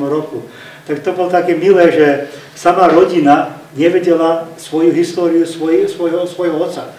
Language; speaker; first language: Slovak; early bilingual, heritage; Slovak